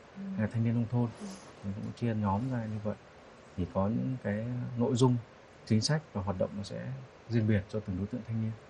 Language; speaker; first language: Vietnamese; native; Vietnamese